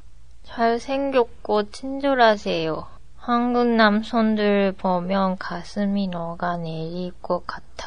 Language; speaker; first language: Korean; non-native, learner; Japanese